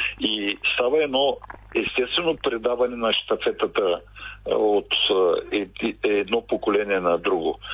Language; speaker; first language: Bulgarian; native; Bulgarian